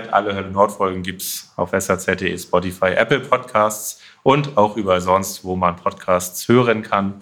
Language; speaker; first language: German; native; German